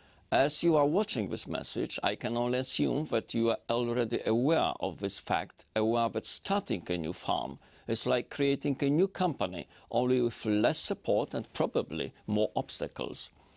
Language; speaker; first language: English; non-native, fluent; Polish